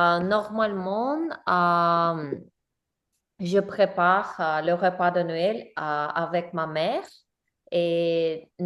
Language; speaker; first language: French; non-native, learner; English